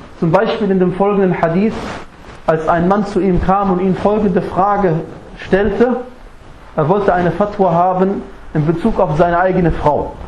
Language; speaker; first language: German; non-native, fluent; Arabic